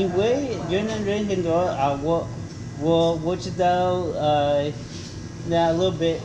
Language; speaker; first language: Chinese; non-native, learner; Spanish